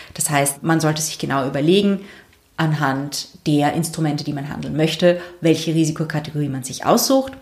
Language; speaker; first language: German; native; German